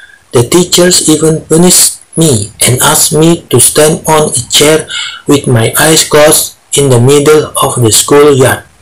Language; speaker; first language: English; non-native, learner; Indonesian